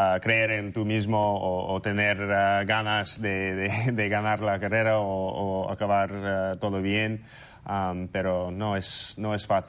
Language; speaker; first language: Spanish; non-native, fluent; English